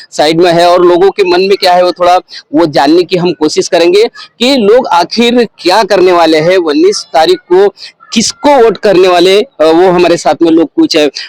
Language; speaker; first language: Hindi; non-native, local second language; Marathi